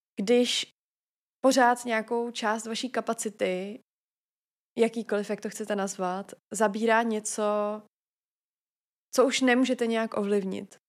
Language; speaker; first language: Czech; native; Czech